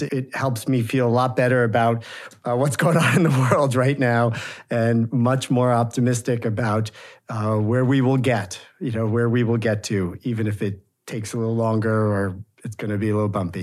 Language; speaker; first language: English; native; English